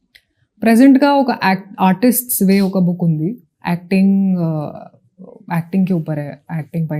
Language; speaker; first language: Telugu; non-native, fluent; Hindi